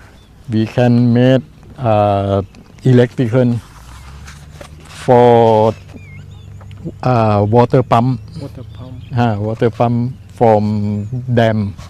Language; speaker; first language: English; non-native, learner; Thai